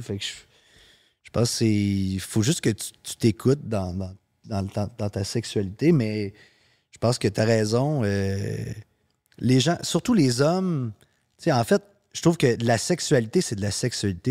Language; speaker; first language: French; early bilingual, heritage; French